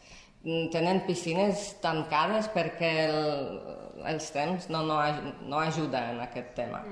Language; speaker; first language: Catalan; non-native, fluent; Polish